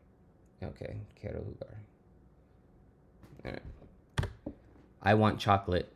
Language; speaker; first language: Spanish; non-native, learner; English